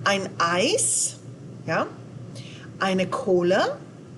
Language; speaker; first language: German; non-native, fluent; English